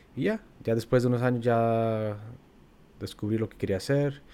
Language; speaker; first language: Spanish; early bilingual, heritage; Spanish